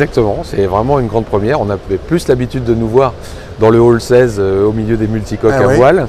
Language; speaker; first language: French; native; French